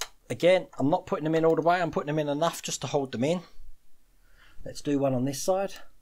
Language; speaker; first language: English; native; English